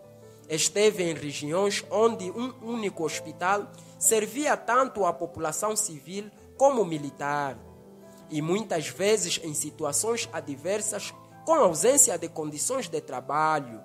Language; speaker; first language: Portuguese; native; Portuguese